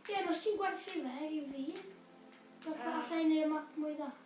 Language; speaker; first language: Welsh; native; Welsh